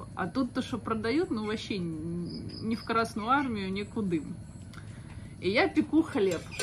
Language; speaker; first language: Russian; native; Russian